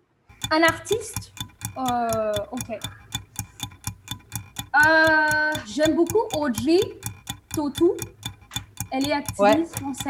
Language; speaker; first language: French; non-native, fluent; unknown